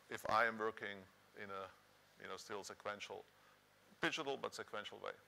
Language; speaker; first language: English; non-native, fluent; Swiss German